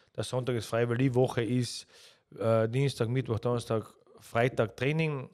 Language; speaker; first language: German; native; German